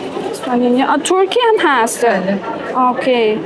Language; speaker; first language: Persian; non-native, learner; Chinese